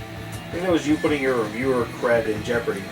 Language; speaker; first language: English; native; English